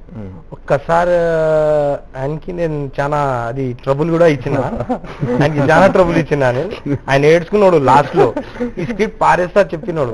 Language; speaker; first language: Telugu; non-native, local second language; Urdu